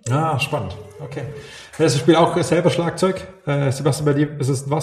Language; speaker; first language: German; native; German